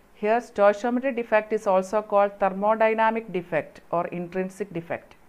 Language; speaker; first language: English; non-native, local second language; Malayalam